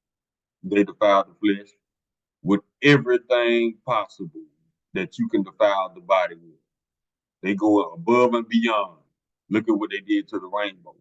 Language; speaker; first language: English; native; English